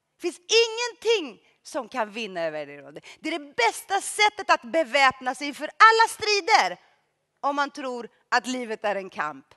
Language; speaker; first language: Swedish; early bilingual, other home language; Greek